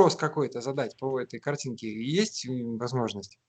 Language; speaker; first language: Russian; native; Russian